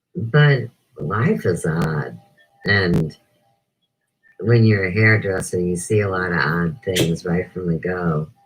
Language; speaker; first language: English; native; English